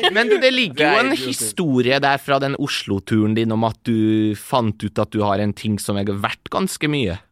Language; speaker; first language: Norwegian; early bilingual, other home language; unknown